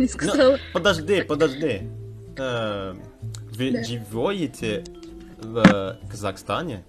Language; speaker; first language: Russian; non-native, learner; Indonesian